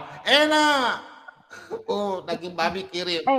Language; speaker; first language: Indonesian; native; Indonesian